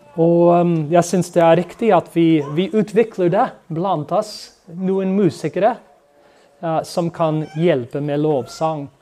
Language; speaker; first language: Norwegian; non-native, fluent; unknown